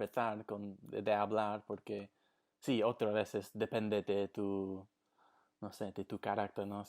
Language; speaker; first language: Spanish; non-native, fluent; English